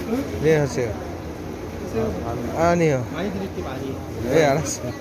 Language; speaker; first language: Korean; non-native, learner; Bangla